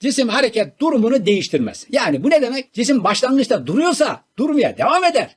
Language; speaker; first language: Turkish; native; Turkish